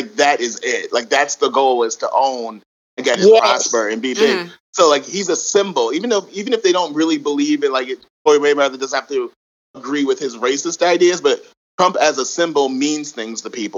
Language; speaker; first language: English; native; English